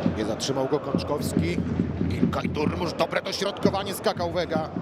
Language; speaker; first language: Polish; native; Polish